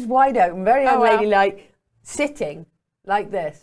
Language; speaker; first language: English; native; English